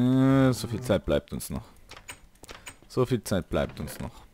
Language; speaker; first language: German; native; German